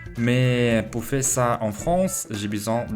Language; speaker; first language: French; non-native, fluent; Russian